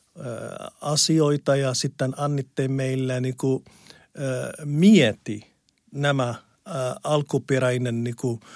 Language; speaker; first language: Finnish; non-native, learner; Arabic